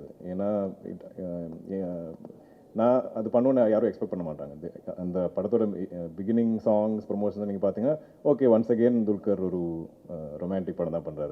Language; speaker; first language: Tamil; non-native, local second language; Malayalam